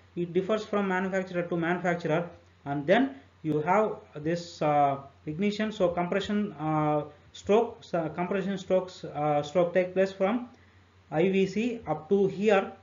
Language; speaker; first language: English; non-native, local second language; Telugu